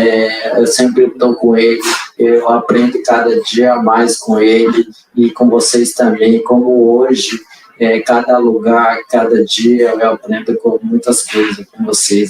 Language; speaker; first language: Portuguese; non-native, local second language; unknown